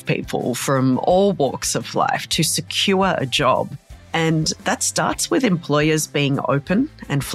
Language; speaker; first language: English; native; English